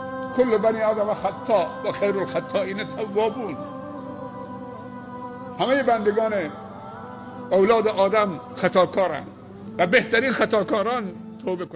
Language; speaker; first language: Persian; native; Persian